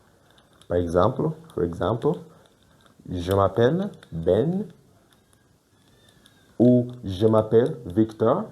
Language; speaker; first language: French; non-native, fluent; Ganda